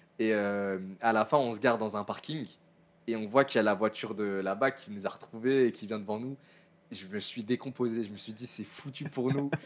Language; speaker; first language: French; native; French